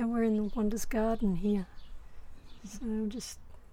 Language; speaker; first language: English; native; English